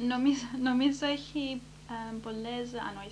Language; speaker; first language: Greek; early bilingual, heritage; Greek